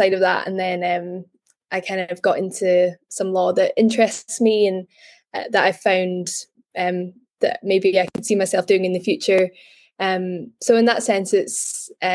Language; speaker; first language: English; native; English